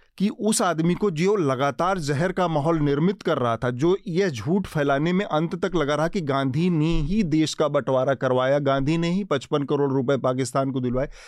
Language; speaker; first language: Hindi; native; Hindi